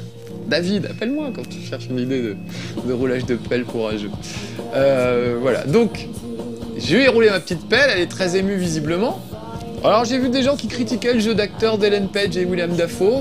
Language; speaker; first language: French; native; French